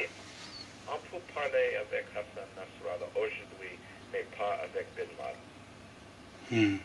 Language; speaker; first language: French; non-native, fluent; English